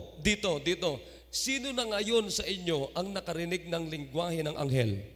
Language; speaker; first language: Filipino; non-native, local second language; Iloko